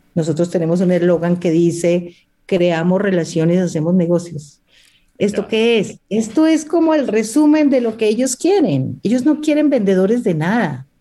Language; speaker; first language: Spanish; native; Spanish